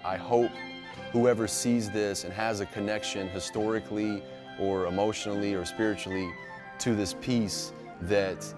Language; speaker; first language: English; native; English